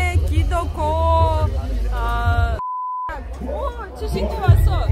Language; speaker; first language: Korean; non-native, learner; Russian